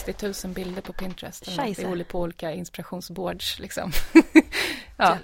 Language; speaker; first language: Swedish; native; Swedish